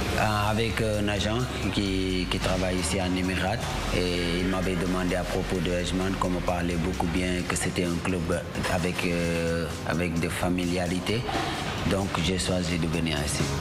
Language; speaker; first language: French; non-native, local second language; Wolof